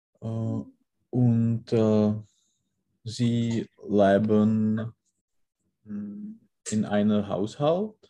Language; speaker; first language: German; non-native, learner; Czech